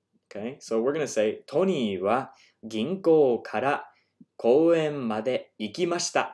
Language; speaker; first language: Japanese; non-native, fluent; English